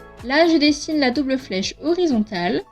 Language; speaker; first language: French; native; French